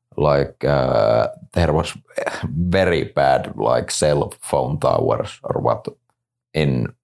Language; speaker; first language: English; non-native, fluent; Finnish